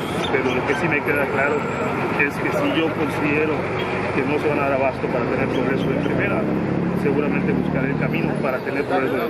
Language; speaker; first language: Spanish; native; Spanish